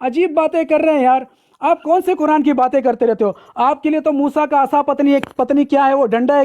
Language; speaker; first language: Urdu; native; Urdu